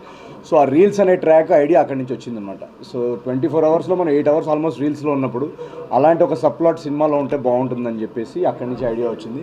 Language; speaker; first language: Telugu; native; Telugu